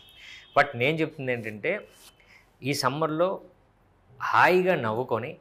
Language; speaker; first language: Telugu; native; Telugu